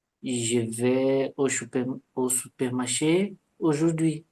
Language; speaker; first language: French; non-native, learner; Portuguese